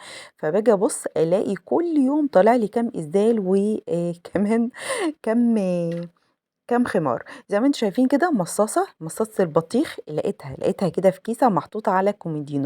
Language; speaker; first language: Arabic; native; Arabic